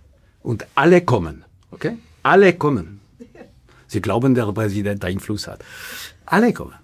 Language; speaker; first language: German; non-native, local second language; French